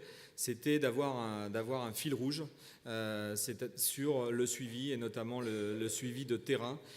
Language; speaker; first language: French; native; French